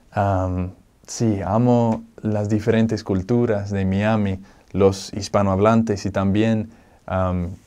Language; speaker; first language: Spanish; non-native, fluent; English